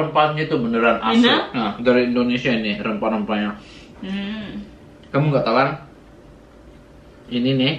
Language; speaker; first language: Indonesian; native; Indonesian